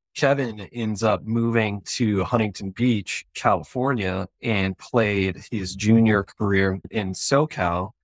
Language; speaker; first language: English; native; English